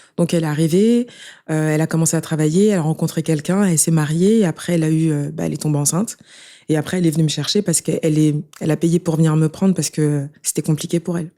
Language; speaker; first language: French; early bilingual, other home language; Haitian Creole